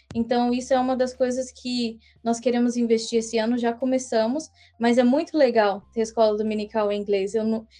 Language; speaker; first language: Portuguese; early bilingual, heritage; English